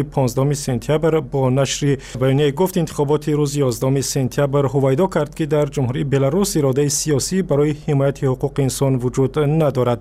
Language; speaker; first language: Persian; native; Persian